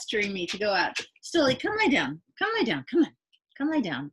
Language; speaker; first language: English; native; English